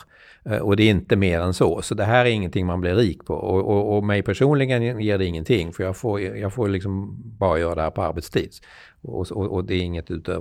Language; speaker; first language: Swedish; native; Swedish